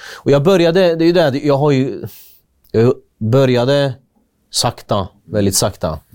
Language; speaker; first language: Swedish; early bilingual, other home language; Kurdish